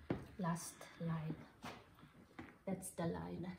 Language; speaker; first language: German; non-native, learner; Polish